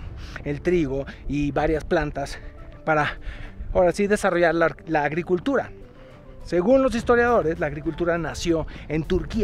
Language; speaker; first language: Spanish; native; Spanish